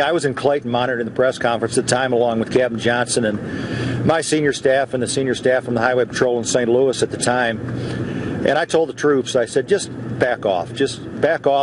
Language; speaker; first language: English; native; English